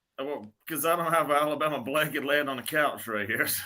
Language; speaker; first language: English; native; English